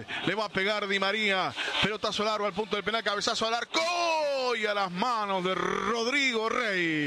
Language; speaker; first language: Spanish; native; Spanish